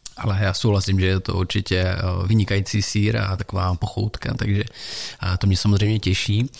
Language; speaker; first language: Czech; native; Czech